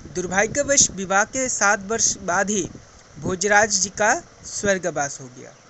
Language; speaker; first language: Hindi; non-native, local second language; Assamese